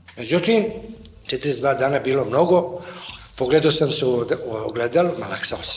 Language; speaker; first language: Serbian; native; Serbian